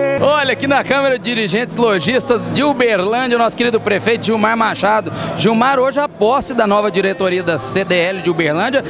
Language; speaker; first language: Portuguese; native; Portuguese